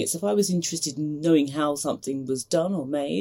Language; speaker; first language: English; native; English